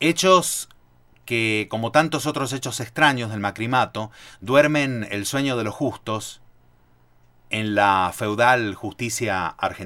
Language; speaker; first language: Spanish; native; Spanish